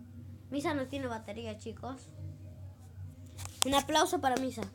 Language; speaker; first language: Spanish; native; Spanish